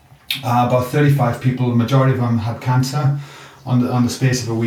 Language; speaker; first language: English; native; English